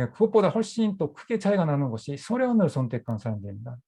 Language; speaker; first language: Korean; non-native, fluent; Japanese